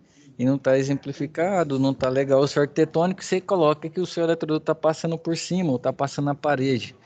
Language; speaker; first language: Portuguese; native; Portuguese